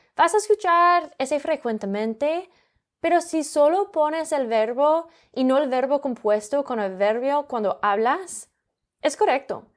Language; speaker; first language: Spanish; non-native, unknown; English